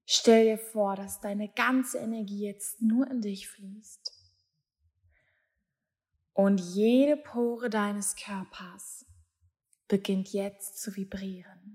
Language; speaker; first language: German; native; German